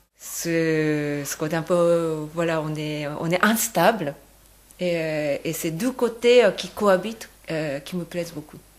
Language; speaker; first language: French; non-native, fluent; Japanese